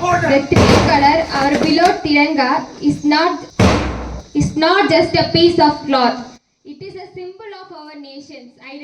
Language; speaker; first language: English; non-native, local second language; Tamil